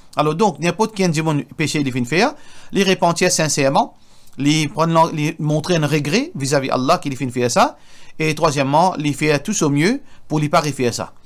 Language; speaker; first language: French; non-native, local second language; Morisyen